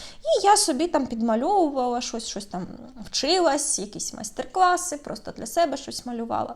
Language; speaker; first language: Ukrainian; native; Ukrainian